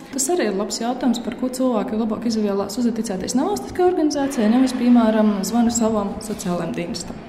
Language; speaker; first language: Latvian; native; Latvian